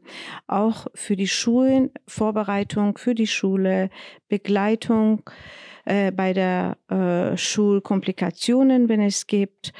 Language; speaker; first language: German; non-native, learner; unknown